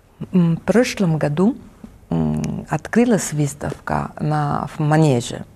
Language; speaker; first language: Russian; non-native, fluent; Italian